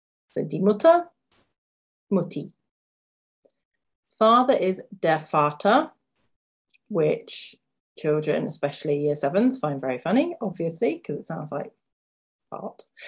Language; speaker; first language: English; native; English